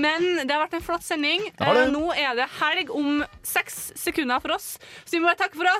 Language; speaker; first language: Norwegian; native; Norwegian